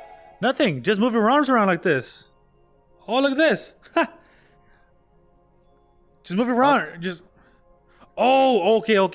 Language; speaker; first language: English; native; English